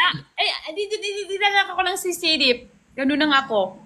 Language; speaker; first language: Filipino; non-native, learner; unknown